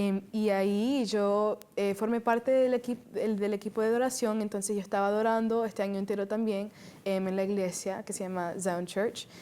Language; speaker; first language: Spanish; early bilingual, heritage; Spanish